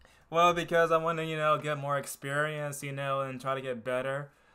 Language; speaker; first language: English; native; English